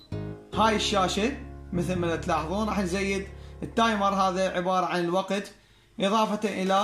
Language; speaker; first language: Arabic; native; Arabic